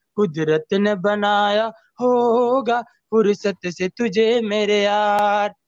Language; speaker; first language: Hindi; native; Hindi